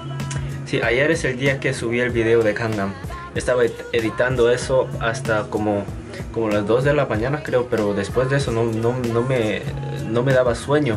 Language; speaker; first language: Spanish; non-native, fluent; Korean